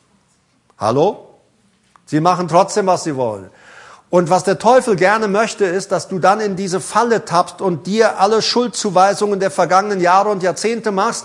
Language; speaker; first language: German; native; German